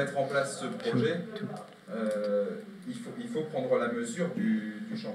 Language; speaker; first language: French; native; French